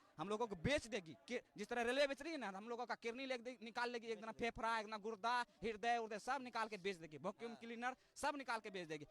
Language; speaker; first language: Hindi; native; Hindi